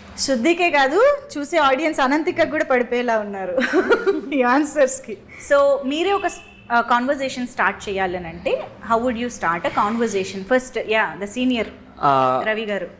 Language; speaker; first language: Telugu; native; Telugu